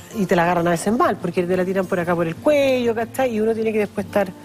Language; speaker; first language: Spanish; native; Spanish